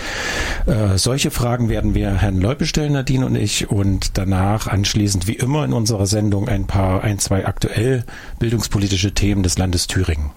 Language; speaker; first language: German; native; German